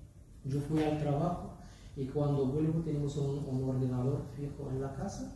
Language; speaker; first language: Spanish; non-native, learner; Arabic